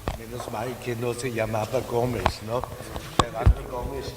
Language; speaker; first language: Spanish; non-native, fluent; German